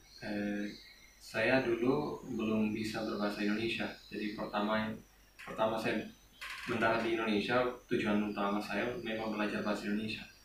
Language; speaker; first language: Indonesian; non-native, fluent; Spanish